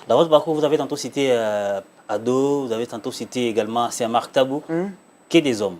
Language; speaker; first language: French; non-native, local second language; Lingala